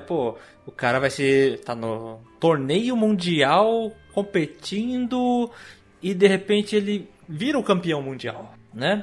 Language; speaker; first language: Portuguese; native; Portuguese